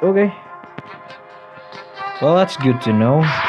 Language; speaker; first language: English; non-native, learner; Indonesian